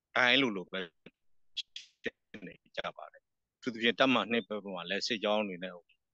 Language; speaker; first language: Burmese; non-native, local second language; S'gaw Karen